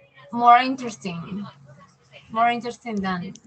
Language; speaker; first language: English; non-native, learner; Spanish